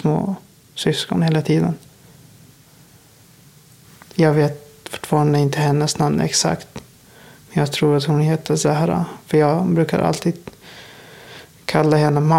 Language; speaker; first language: Swedish; non-native, fluent; Persian